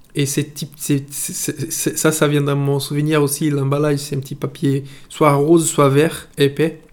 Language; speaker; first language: French; non-native, fluent; Portuguese